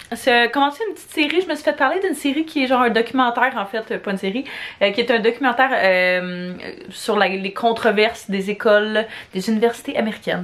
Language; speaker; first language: French; native; French